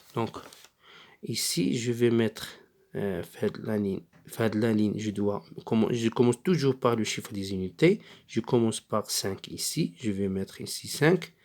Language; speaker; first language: French; non-native, local second language; Arabic